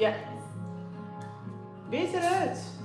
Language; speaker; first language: Dutch; non-native, learner; English